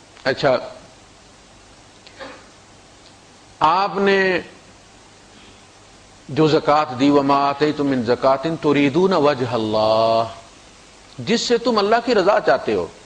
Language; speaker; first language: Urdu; non-native, local second language; Punjabi